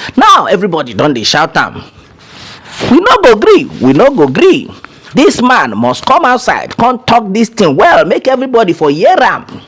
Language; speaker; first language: Nigerian Pidgin; non-native, local second language; Yoruba